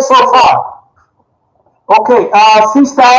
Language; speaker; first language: English; non-native, learner; Spanish